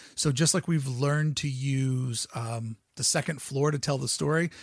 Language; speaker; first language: English; native; English